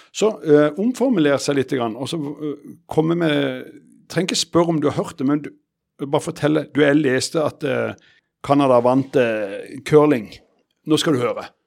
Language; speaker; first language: Norwegian; native; Norwegian